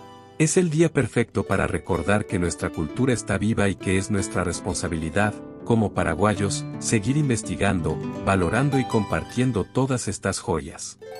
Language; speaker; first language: Spanish; native; Spanish